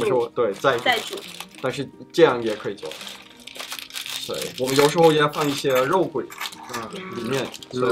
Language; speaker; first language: Chinese; non-native, fluent; Danish